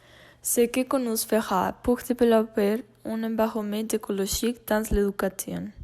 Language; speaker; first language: French; non-native, learner; Spanish